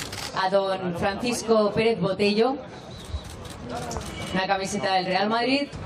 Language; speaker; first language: Spanish; native; Spanish